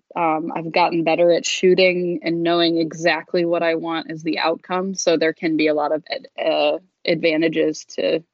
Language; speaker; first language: English; native; English